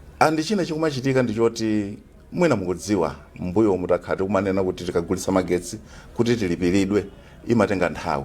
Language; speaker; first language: Nyanja; native; Nyanja